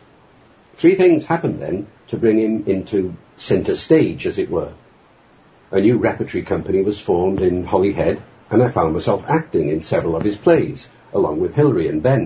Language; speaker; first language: English; native; English